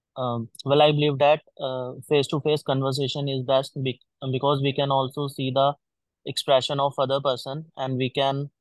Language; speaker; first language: English; non-native, local second language; Punjabi